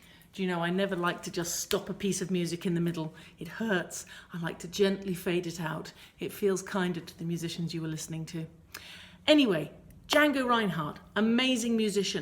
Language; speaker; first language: English; native; English